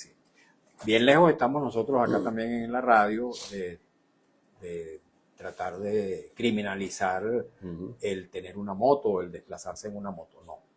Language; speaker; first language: Spanish; native; Spanish